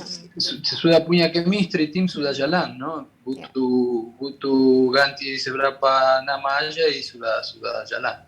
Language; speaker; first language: Indonesian; non-native, fluent; Spanish